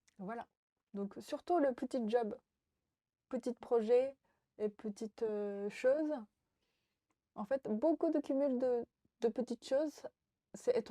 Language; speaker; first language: French; non-native, fluent; Japanese